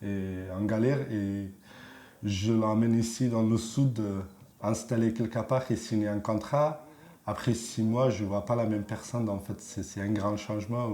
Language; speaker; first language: French; non-native, learner; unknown